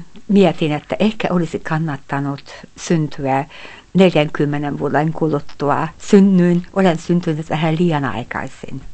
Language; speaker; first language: Finnish; non-native, fluent; Hungarian